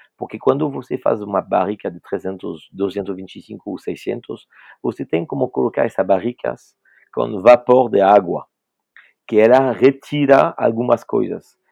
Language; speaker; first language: Portuguese; non-native, fluent; French